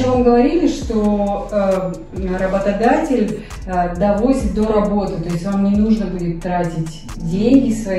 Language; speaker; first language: Russian; native; Russian